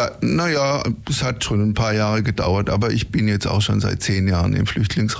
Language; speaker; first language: German; native; German